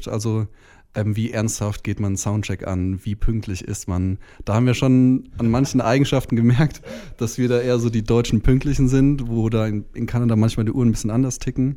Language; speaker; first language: German; native; German